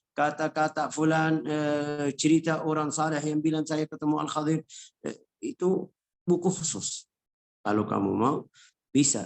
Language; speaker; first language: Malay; non-native, fluent; Arabic